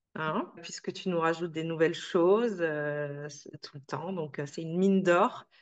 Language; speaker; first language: French; native; French